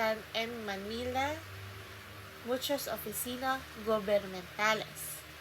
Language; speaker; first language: Spanish; non-native, learner; Filipino